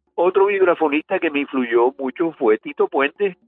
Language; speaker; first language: Spanish; native; Spanish